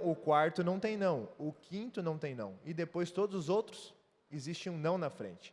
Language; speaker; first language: Portuguese; native; Portuguese